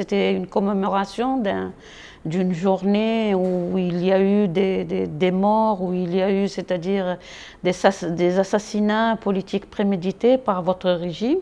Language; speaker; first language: French; non-native, local second language; Arabic